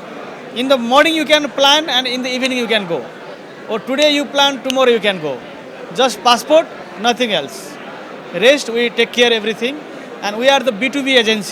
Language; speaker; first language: English; non-native, fluent; Nepali